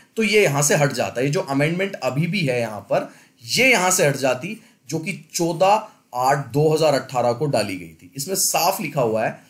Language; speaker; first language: Hindi; native; Hindi